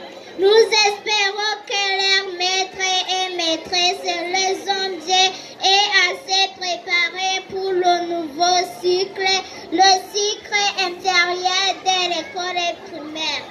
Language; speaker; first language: French; non-native, learner; Kinyarwanda